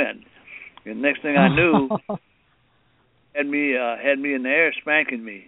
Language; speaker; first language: English; early bilingual, other home language; Cantonese